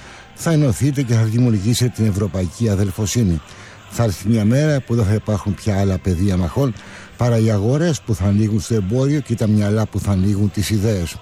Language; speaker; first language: Greek; native; Greek